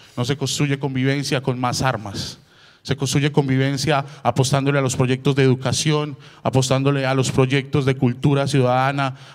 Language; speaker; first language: Spanish; native; Spanish